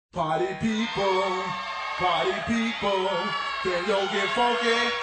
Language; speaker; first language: English; native; English